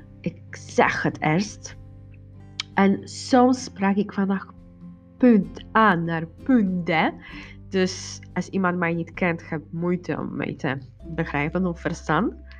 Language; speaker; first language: Dutch; non-native, learner; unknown